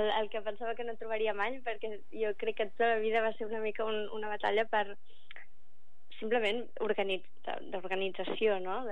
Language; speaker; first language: Catalan; early bilingual, other home language; English